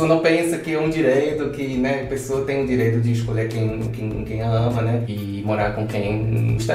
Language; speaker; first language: Portuguese; non-native, fluent; Chinese